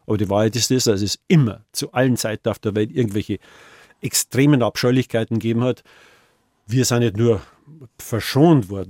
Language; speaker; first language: German; native; German